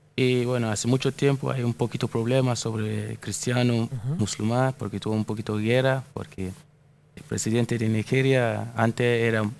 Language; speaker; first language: Spanish; non-native, fluent; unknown